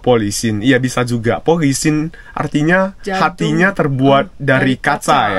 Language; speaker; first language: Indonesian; native; Indonesian